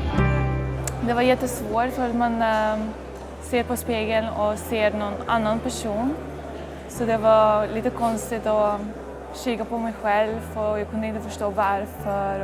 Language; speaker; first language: Swedish; non-native, fluent; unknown